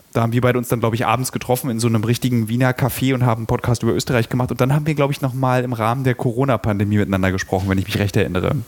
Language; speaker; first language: German; native; German